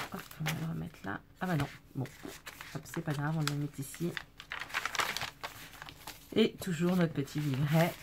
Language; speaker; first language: French; native; French